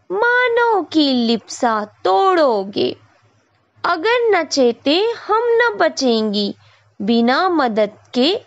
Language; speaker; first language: Hindi; non-native, local second language; Marathi